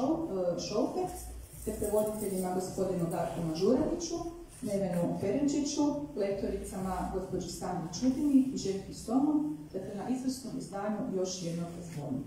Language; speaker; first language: Croatian; native; Croatian